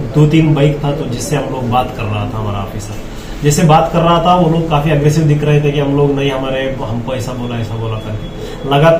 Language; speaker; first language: Hindi; non-native, local second language; Bangla